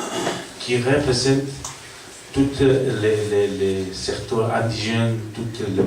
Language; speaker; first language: French; non-native, learner; Spanish